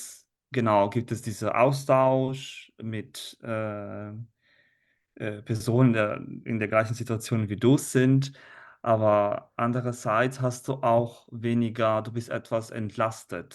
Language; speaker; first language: German; non-native, fluent; Italian